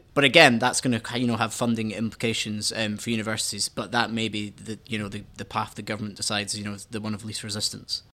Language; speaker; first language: English; native; English